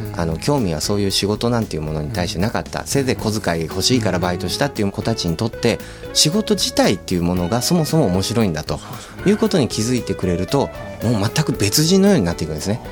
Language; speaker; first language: Japanese; native; Japanese